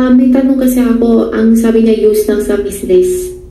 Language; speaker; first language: Filipino; non-native, learner; Chinese